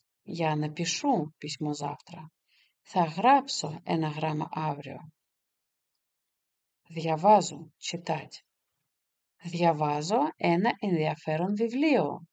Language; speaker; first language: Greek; non-native, fluent; Russian